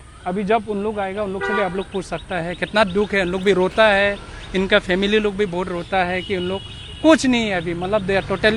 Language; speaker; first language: Hindi; non-native, local second language; Karbi